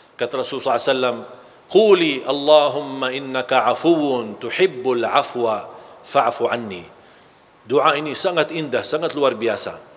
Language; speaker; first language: Malay; non-native, fluent; Arabic